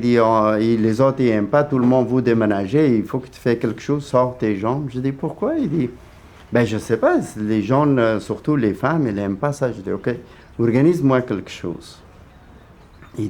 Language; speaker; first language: French; non-native, fluent; Persian